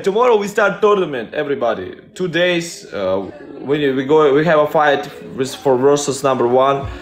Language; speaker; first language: English; non-native, learner; Russian